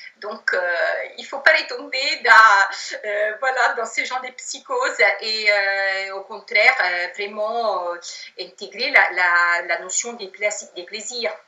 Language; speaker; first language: French; non-native, fluent; Italian